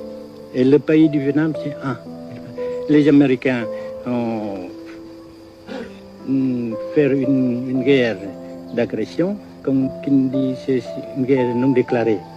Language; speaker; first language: French; non-native, fluent; Vietnamese